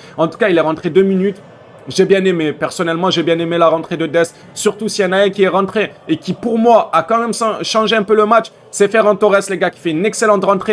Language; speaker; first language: French; native; French